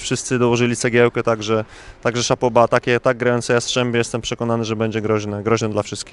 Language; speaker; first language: Polish; native; Polish